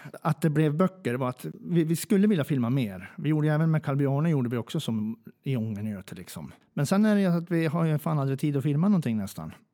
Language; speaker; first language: Swedish; native; Swedish